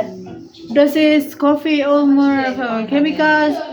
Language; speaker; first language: German; non-native, learner; Cebuano